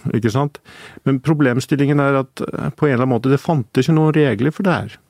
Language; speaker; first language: Norwegian; early bilingual, heritage; Icelandic